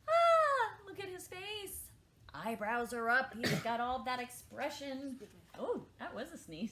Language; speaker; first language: English; native; English